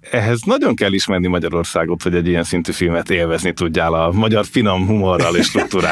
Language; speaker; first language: Hungarian; native; Hungarian